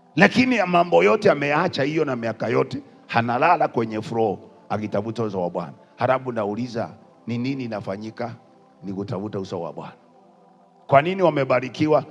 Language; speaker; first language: Swahili; non-native, local second language; Kikuyu